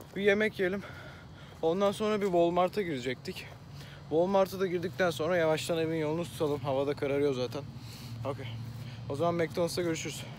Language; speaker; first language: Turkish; native; Turkish